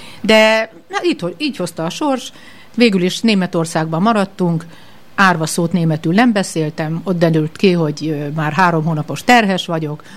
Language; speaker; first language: Hungarian; native; Hungarian